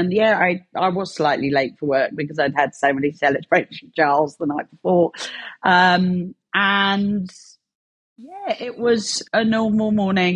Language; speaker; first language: English; native; English